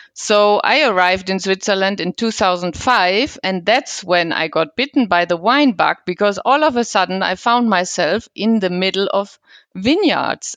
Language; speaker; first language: English; non-native, fluent; German